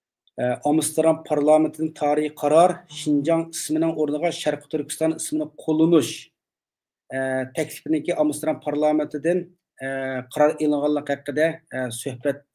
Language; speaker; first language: Turkish; non-native, learner; Uyghur